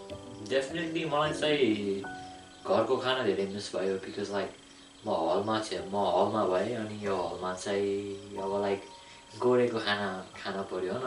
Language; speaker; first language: Nepali; early bilingual, heritage; Nepali